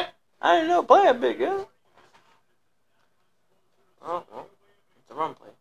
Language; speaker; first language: English; native; English